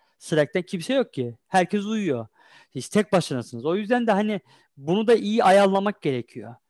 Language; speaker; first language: Turkish; early bilingual, heritage; Turkish